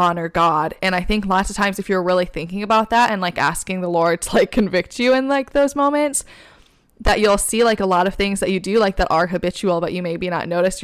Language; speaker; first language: English; native; English